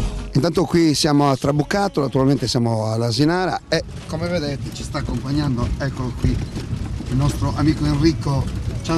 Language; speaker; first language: Italian; native; Italian